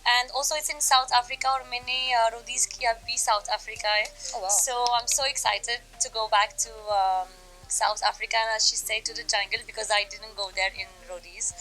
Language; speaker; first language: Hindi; non-native, learner; Arabic